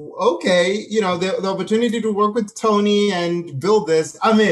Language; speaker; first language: English; non-native, local second language; Shona